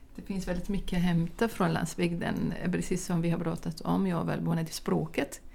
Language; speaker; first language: Swedish; non-native, fluent; Arabic